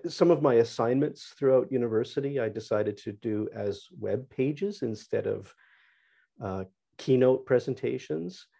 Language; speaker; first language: English; native; English